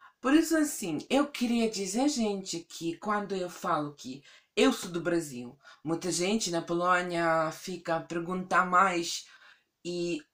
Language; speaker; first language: Portuguese; non-native, fluent; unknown